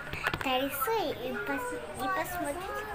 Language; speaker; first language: Russian; early bilingual, heritage; Russian